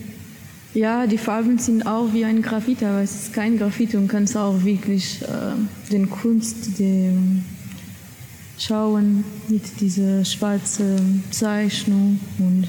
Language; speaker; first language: German; non-native, learner; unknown